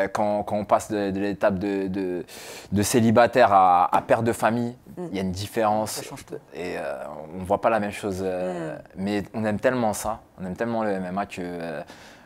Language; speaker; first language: French; native; French